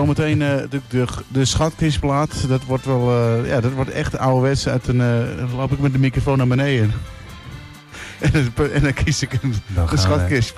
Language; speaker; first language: Dutch; native; Dutch